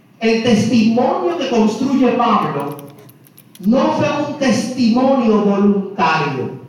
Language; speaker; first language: Spanish; native; Spanish